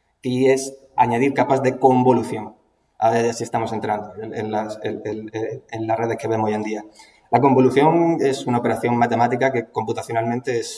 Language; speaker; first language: Spanish; native; Spanish